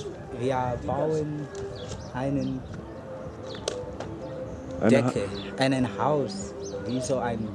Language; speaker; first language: German; non-native, learner; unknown